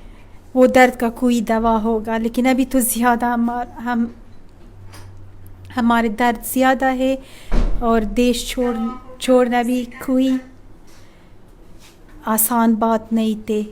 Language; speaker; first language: Hindi; non-native, fluent; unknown